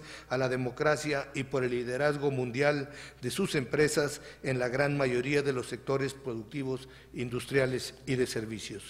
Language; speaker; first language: Spanish; native; Spanish